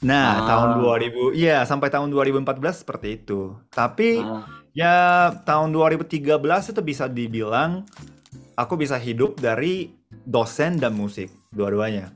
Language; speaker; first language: Indonesian; non-native, fluent; Japanese